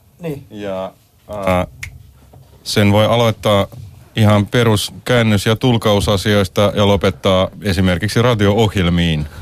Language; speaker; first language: Finnish; non-native, fluent; Russian